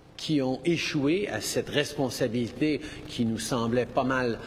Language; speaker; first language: French; early bilingual, heritage; French